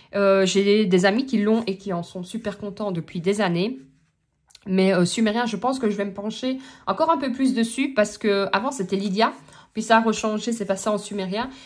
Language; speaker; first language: French; native; French